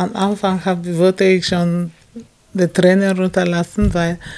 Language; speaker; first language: German; non-native, fluent; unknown